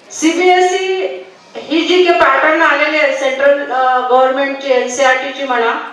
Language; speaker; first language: Marathi; non-native, local second language; Telugu